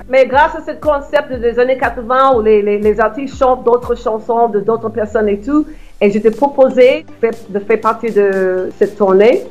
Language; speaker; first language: French; non-native, fluent; English